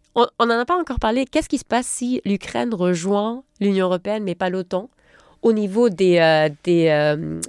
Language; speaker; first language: French; non-native, fluent; German